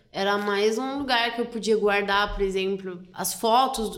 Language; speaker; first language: Portuguese; non-native, fluent; French